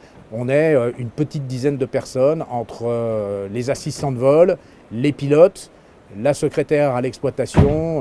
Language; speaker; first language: French; native; French